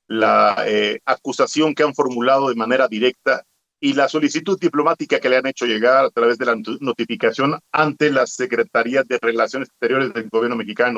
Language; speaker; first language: Spanish; native; Spanish